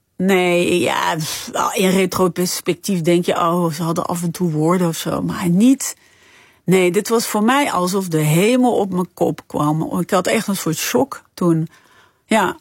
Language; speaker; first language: Dutch; early bilingual, other home language; French